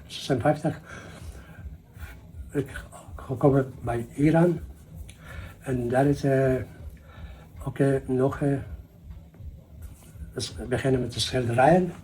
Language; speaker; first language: Dutch; non-native, learner; Persian